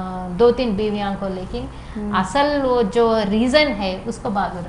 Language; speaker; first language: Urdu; non-native, local second language; Telugu